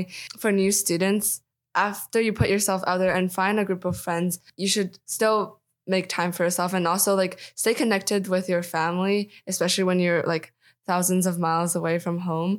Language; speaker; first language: English; non-native, local second language; Cantonese